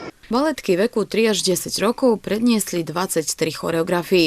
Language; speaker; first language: Slovak; native; Slovak